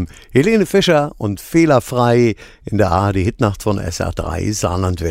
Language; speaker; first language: German; native; German